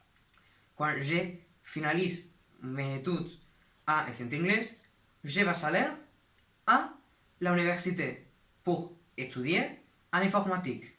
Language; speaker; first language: French; non-native, learner; Spanish